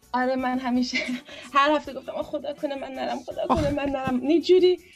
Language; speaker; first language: Persian; early bilingual, heritage; Persian